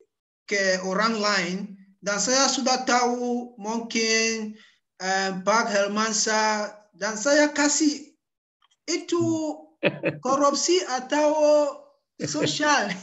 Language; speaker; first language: Indonesian; non-native, learner; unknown